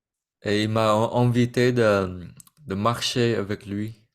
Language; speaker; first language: French; non-native, fluent; Vietnamese